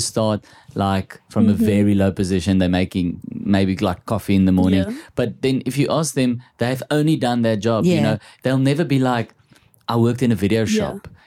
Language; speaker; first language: English; non-native, local second language; Afrikaans